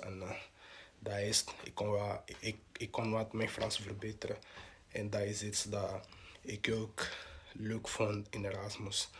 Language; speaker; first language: Dutch; non-native, local second language; Portuguese